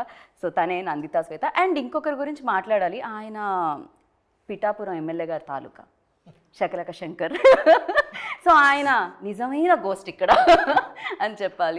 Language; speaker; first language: Telugu; native; Telugu